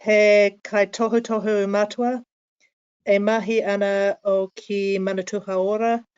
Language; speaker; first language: Māori; non-native, learner; English